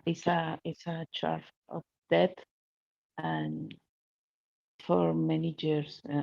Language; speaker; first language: English; non-native, learner; Spanish